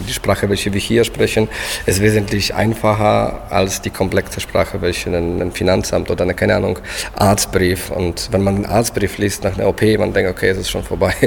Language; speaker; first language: German; non-native, fluent; Polish